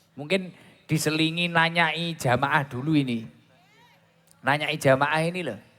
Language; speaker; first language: Indonesian; non-native, local second language; Javanese